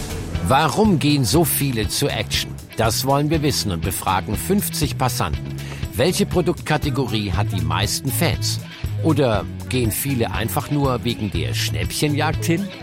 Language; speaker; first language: German; native; German